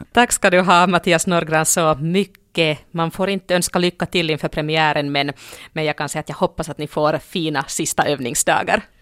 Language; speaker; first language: Swedish; native; Swedish